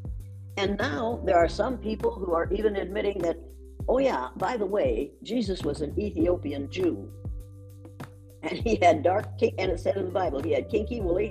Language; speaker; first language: English; native; English